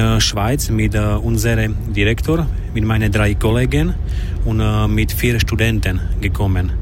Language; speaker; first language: German; non-native, fluent; Slovak